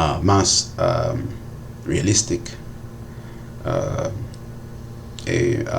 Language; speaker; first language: Spanish; non-native, learner; English